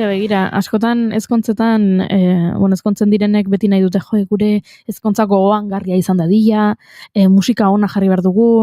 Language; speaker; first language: Basque; native; Basque